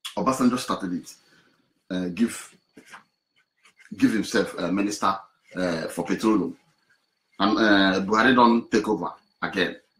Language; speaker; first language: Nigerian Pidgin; non-native, local second language; Igbo